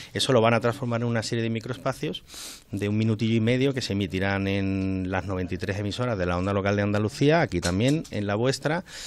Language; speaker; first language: Spanish; native; Spanish